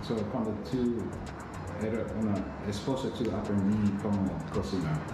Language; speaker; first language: Spanish; non-native, learner; English